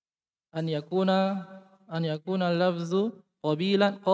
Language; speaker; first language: Arabic; non-native, learner; Indonesian